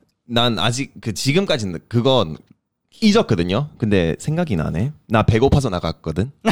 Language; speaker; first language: Korean; non-native, fluent; English